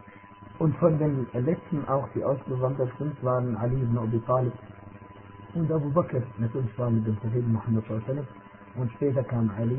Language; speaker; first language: German; non-native, fluent; Arabic